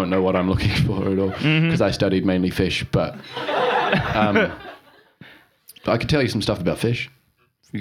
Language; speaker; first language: English; native; English